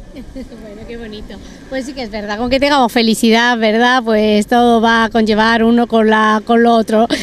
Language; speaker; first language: Spanish; native; Spanish